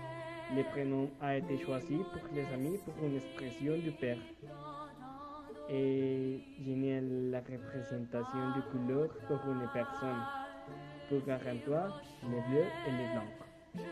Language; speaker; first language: French; non-native, learner; Spanish